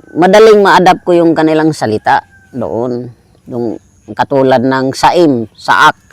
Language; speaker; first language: Filipino; non-native, local second language; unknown